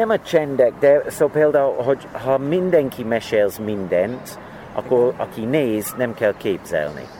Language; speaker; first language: Hungarian; non-native, learner; English